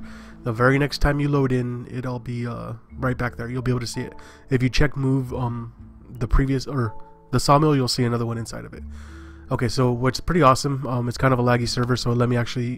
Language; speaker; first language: English; native; English